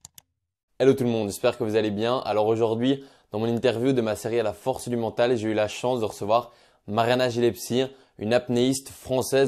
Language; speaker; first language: French; native; French